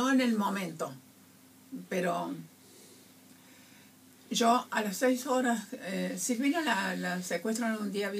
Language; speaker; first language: Spanish; native; Spanish